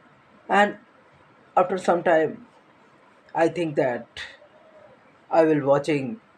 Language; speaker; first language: English; non-native, learner; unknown